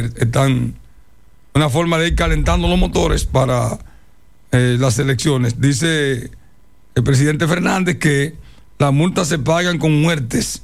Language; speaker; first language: Spanish; native; Spanish